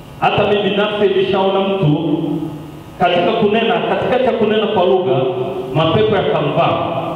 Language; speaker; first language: Swahili; native; Swahili